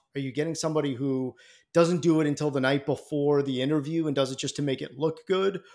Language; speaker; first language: English; native; English